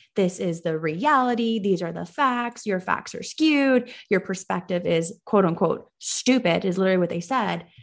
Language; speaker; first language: English; early bilingual, other home language; Persian